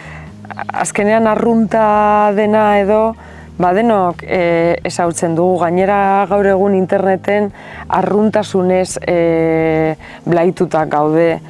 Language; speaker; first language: Basque; non-native, local second language; Spanish